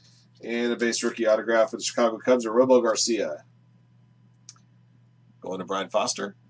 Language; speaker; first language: English; native; English